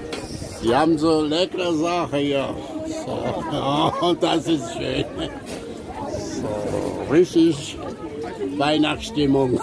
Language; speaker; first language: German; non-native, learner; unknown